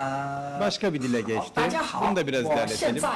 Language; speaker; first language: Turkish; native; Turkish